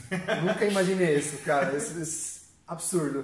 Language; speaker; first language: Portuguese; non-native, fluent; Spanish